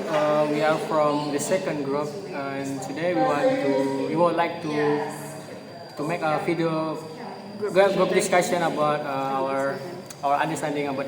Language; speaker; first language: English; non-native, learner; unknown